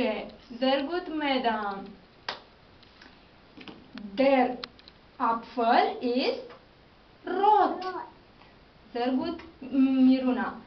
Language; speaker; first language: German; non-native, learner; Romanian